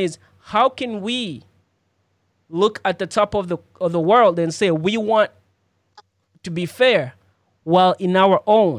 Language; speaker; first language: English; non-native, local second language; Ganda